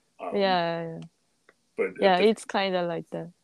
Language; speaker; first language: English; non-native, learner; Japanese